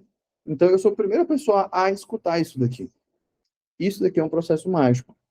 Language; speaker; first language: Portuguese; native; Portuguese